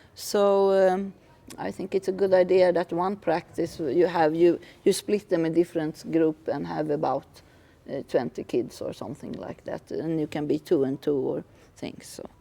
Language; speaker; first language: English; non-native, fluent; Swedish